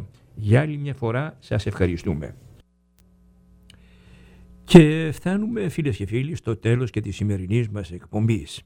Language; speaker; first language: Greek; native; Greek